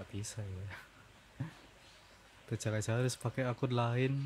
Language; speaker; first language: English; non-native, learner; Indonesian